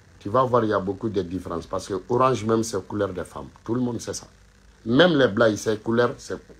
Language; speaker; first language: French; non-native, local second language; Bambara